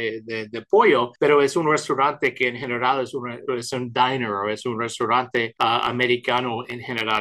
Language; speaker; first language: Spanish; early bilingual, heritage; Spanish